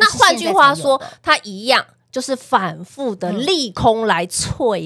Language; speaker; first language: Chinese; native; Chinese